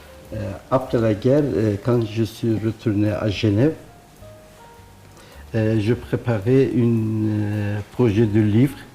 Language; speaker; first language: French; non-native, learner; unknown